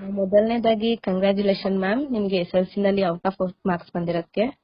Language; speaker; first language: Kannada; native; Kannada